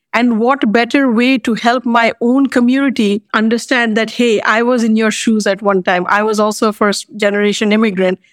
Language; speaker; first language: English; non-native, local second language; Bangla